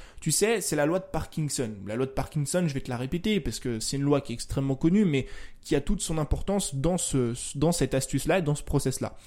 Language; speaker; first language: French; native; French